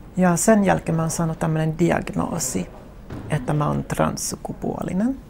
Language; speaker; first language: Finnish; non-native, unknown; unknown